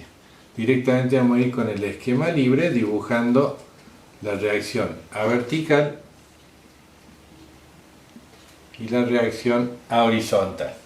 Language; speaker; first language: Spanish; native; Spanish